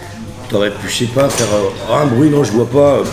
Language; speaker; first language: French; native; French